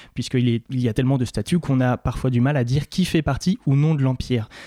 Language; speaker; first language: French; native; French